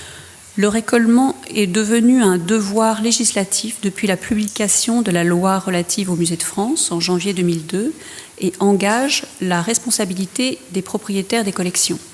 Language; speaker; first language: French; native; French